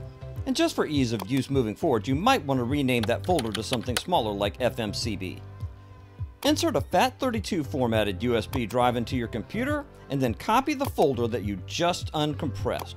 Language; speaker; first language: English; native; English